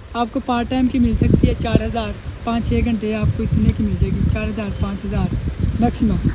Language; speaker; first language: Hindi; non-native, local second language; Punjabi